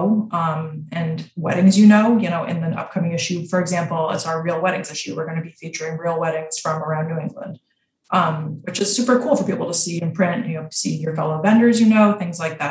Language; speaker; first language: English; native; English